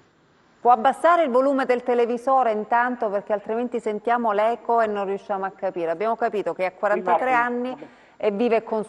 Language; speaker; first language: Italian; native; Italian